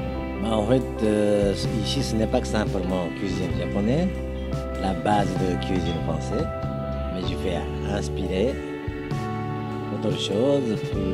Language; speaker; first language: French; non-native, learner; Japanese